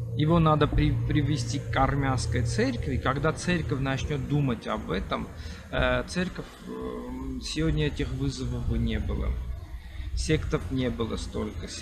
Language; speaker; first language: Russian; non-native, local second language; Armenian